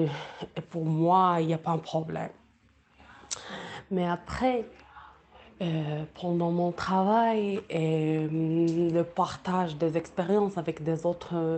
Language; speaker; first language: French; non-native, local second language; Arabic